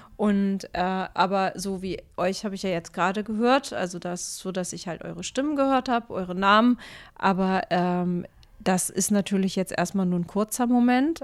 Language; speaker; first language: German; native; German